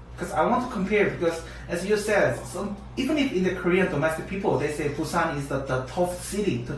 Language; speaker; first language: English; non-native, learner; Korean